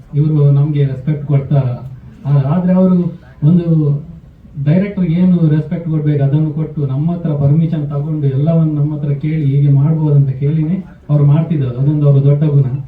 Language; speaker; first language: Kannada; non-native, local second language; Tulu